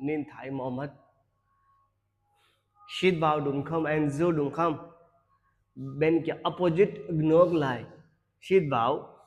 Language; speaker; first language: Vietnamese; non-native, learner; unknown